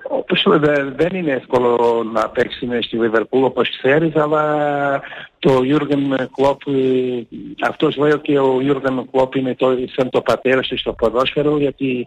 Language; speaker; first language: Greek; non-native, learner; Portuguese